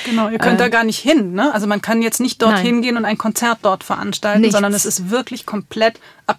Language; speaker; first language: German; native; German